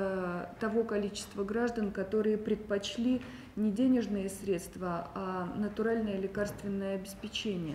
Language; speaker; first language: Russian; native; Russian